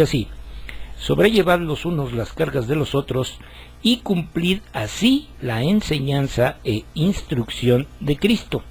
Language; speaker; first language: Spanish; native; Spanish